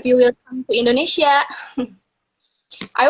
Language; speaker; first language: English; non-native, learner; Indonesian